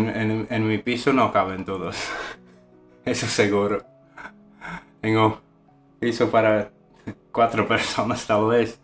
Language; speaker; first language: Spanish; non-native, fluent; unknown